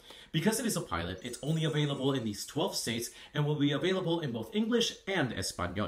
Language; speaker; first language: English; native; English